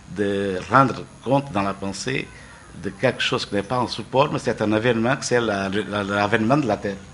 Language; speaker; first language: French; non-native, fluent; Portuguese